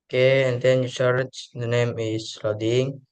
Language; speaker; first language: English; non-native, learner; Indonesian